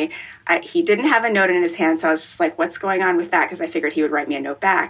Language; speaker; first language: English; native; English